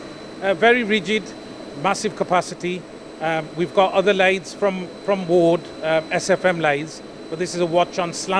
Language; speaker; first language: English; native; English